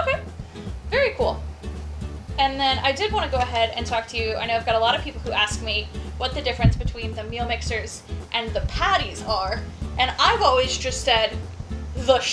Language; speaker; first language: English; native; English